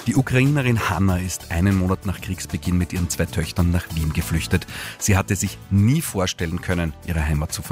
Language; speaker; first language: German; native; German